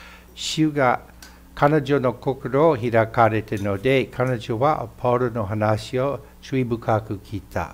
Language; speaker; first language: Japanese; non-native, fluent; English